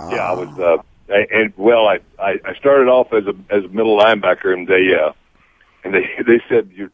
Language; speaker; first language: English; native; English